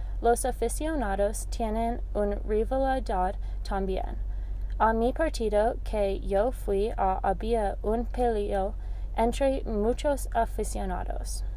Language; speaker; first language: Spanish; non-native, learner; English